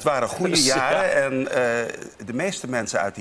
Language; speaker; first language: Dutch; native; Dutch